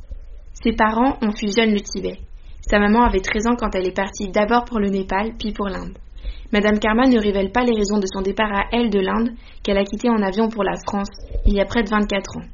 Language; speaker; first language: French; native; French